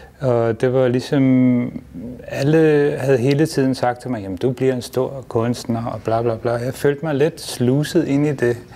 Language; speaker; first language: Danish; non-native, fluent; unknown